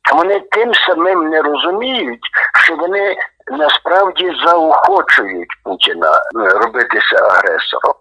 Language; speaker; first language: Ukrainian; native; Ukrainian